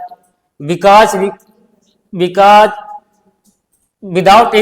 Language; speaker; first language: English; non-native, learner; Hindi